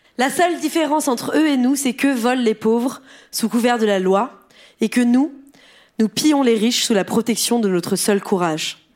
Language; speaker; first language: French; native; French